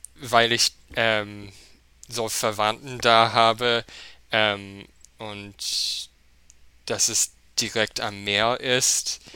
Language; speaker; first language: German; non-native, fluent; English